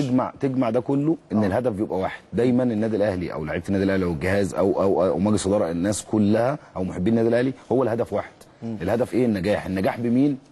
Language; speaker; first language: Egyptian Arabic; native; Egyptian Arabic